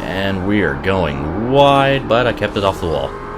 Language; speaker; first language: English; native; English